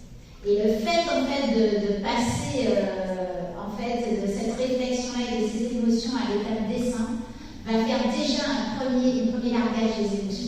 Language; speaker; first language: French; native; French